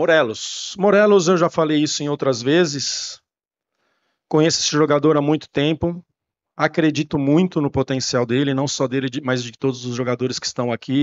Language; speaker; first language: Portuguese; native; Portuguese